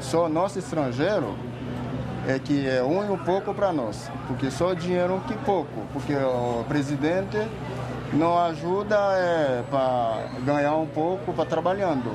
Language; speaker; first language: Portuguese; non-native, learner; Haitian Creole